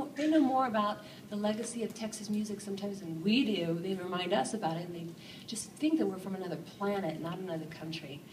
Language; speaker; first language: English; native; English